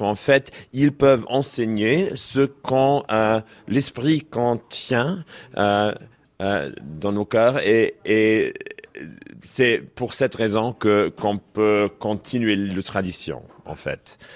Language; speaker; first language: French; non-native, learner; English